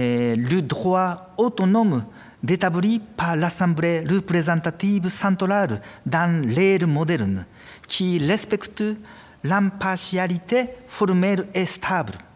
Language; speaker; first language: French; non-native, fluent; Japanese